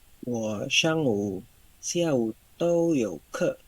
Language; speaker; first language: Chinese; non-native, learner; Indonesian